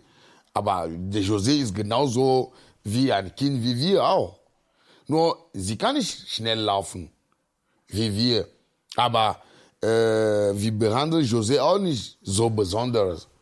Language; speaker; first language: German; non-native, learner; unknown